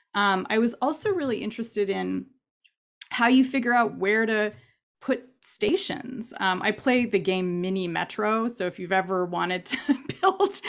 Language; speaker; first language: English; native; English